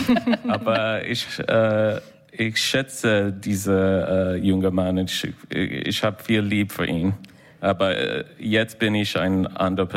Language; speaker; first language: German; non-native, fluent; English